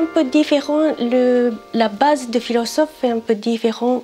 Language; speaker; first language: French; non-native, learner; Japanese